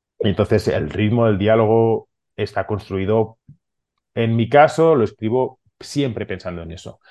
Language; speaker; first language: Spanish; non-native, local second language; Catalan